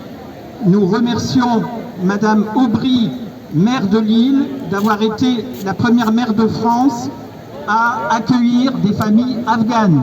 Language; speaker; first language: French; non-native, fluent; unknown